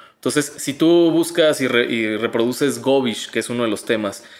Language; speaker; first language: Spanish; native; Spanish